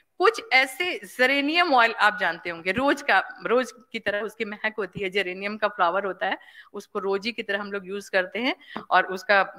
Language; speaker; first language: Hindi; native; Hindi